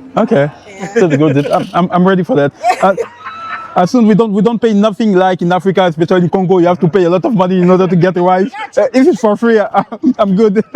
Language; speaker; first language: English; non-native, learner; French